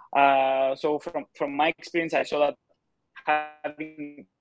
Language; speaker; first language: English; non-native, fluent; Greek